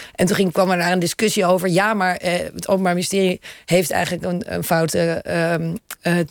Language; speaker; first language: Dutch; native; Dutch